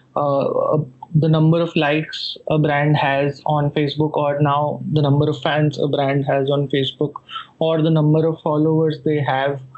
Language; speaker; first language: English; non-native, local second language; Hindi